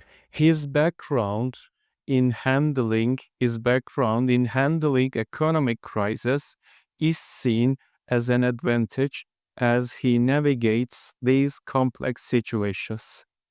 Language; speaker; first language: English; non-native, fluent; Turkish